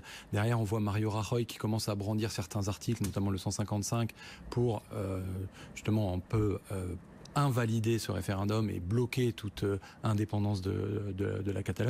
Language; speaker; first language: French; native; French